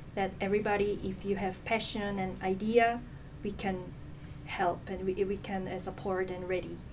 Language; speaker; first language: English; non-native, fluent; Korean